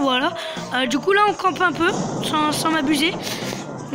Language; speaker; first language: French; native; French